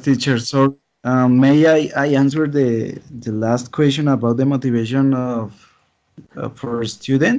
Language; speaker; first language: English; non-native, learner; Spanish